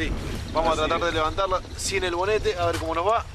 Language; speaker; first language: Spanish; native; Spanish